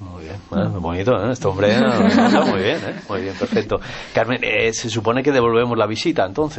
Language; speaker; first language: Spanish; native; Spanish